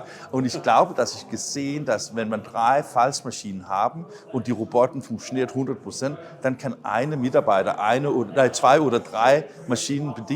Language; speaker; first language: German; non-native, learner; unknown